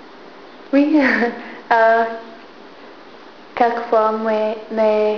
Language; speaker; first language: French; non-native, learner; English